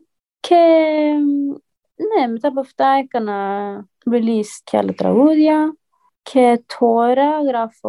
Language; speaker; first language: Greek; early bilingual, heritage; Greek